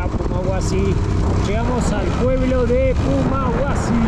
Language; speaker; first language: Spanish; native; Spanish